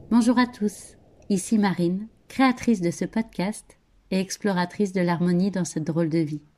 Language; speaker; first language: French; native; French